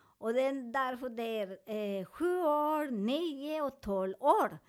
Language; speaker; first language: Swedish; non-native, learner; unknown